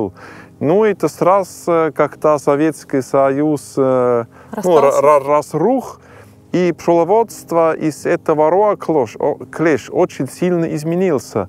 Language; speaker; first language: Russian; non-native, learner; German